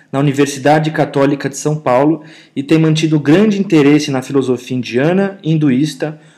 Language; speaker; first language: Portuguese; native; Portuguese